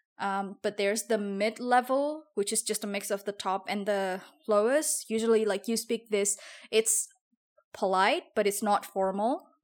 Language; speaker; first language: English; non-native, fluent; Javanese